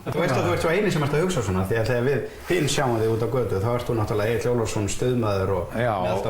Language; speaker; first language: Icelandic; native; Icelandic